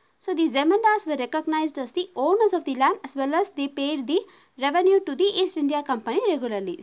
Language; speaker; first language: English; non-native, local second language; Tamil